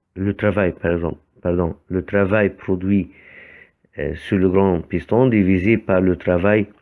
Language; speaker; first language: French; non-native, fluent; Arabic